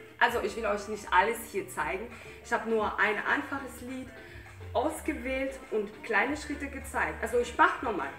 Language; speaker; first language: German; non-native, fluent; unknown